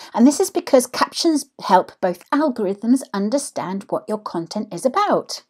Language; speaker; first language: English; native; English